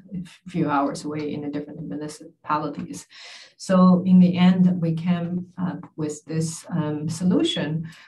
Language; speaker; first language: English; non-native, fluent; Chinese